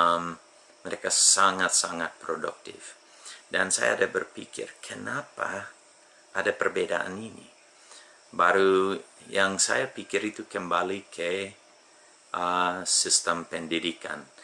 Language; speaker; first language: Indonesian; non-native, fluent; English